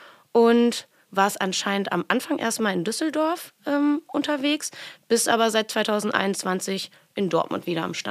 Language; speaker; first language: German; native; German